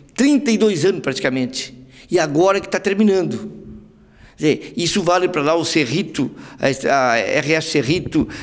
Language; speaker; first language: Portuguese; native; Portuguese